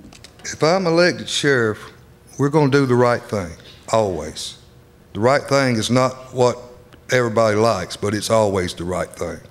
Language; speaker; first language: English; native; English